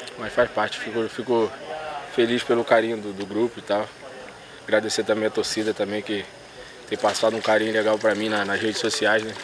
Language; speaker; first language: Portuguese; native; Portuguese